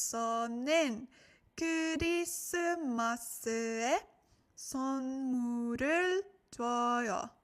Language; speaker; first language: Korean; non-native, learner; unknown